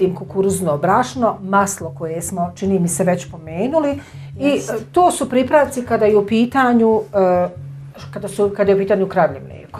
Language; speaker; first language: Croatian; native; Croatian